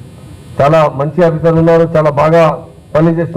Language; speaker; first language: Telugu; non-native, fluent; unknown